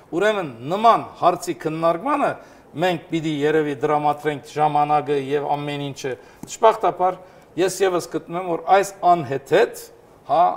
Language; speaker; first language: Armenian; early bilingual, heritage; Armenian